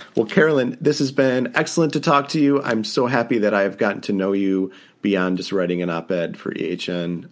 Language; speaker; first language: English; native; English